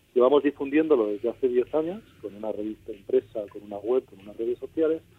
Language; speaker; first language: Spanish; native; Spanish